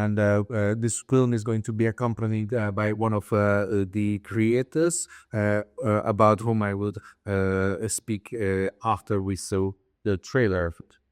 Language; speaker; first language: English; non-native, fluent; Hungarian